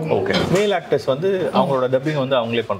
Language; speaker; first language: Tamil; native; Tamil